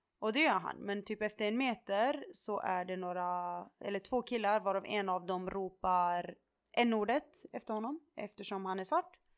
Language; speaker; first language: Swedish; early bilingual, other home language; Kurdish